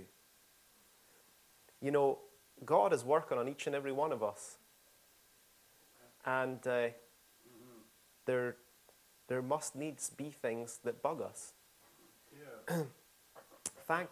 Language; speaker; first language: English; native; English